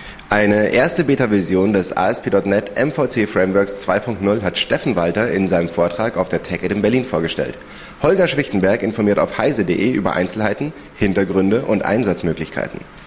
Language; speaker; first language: German; native; German